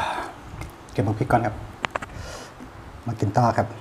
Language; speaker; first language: Thai; non-native, local second language; Northeastern Thai